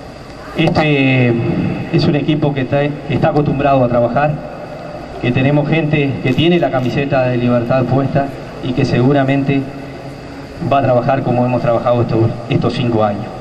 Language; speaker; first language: Spanish; native; Spanish